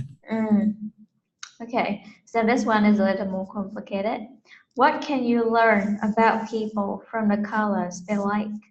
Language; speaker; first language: English; non-native, fluent; Vietnamese